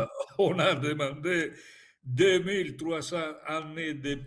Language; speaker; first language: French; non-native, fluent; Italian